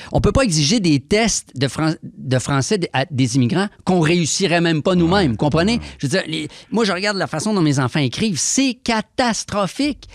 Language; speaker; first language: French; native; French